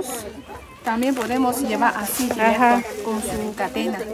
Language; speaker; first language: Spanish; non-native, learner; Chinese